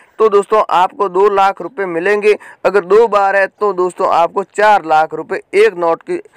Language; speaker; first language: Hindi; native; Hindi